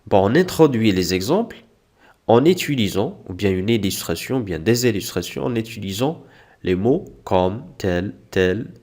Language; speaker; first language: French; non-native, local second language; Arabic